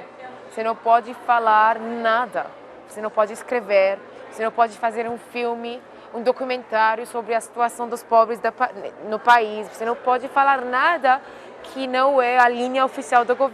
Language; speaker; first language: Portuguese; non-native, fluent; Arabic